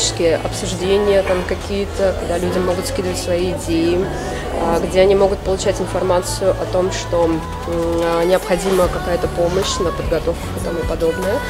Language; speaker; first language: Russian; native; Russian